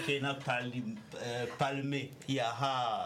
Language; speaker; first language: Danish; non-native, learner; French